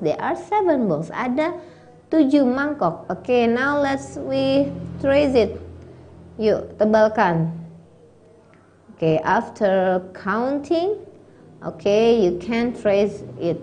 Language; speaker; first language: English; non-native, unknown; Indonesian